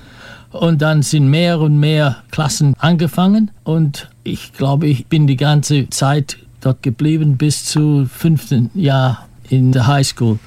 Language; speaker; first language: German; early bilingual, heritage; German